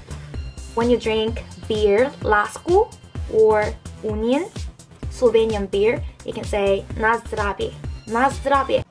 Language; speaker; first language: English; non-native, fluent; Korean